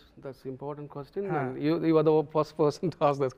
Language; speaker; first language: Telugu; non-native, local second language; Tamil